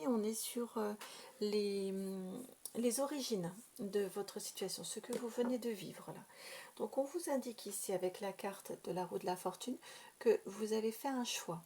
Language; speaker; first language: French; native; French